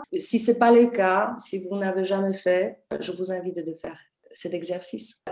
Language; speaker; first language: French; non-native, fluent; Polish